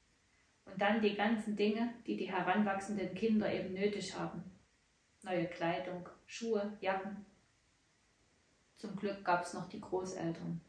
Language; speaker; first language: German; native; German